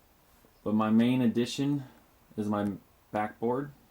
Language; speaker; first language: English; native; English